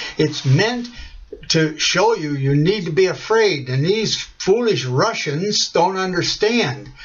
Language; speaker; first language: English; native; English